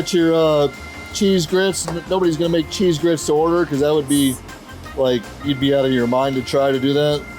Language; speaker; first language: English; native; English